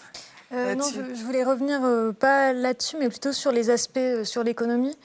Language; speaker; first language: French; native; French